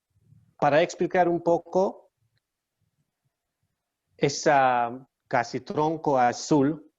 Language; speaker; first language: Spanish; non-native, learner; Hungarian